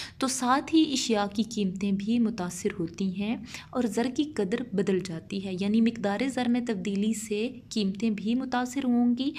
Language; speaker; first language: Urdu; non-native, local second language; Punjabi